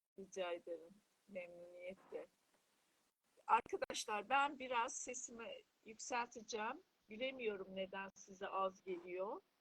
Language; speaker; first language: Turkish; native; Turkish